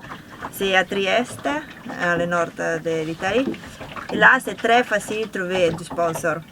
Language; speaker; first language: French; non-native, learner; Italian